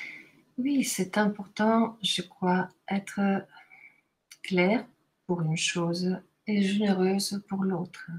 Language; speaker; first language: French; non-native, fluent; Italian